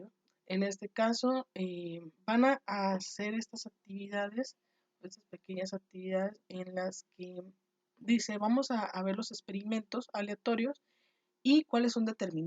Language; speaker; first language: Spanish; native; Spanish